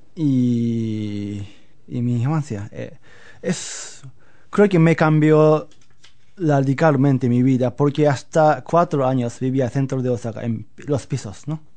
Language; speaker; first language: Spanish; non-native, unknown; Japanese